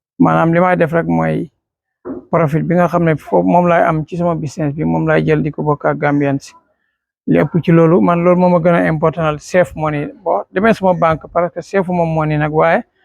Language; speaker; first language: Wolof; native; Wolof